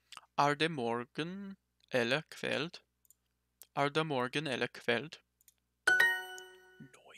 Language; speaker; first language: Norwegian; non-native, learner; English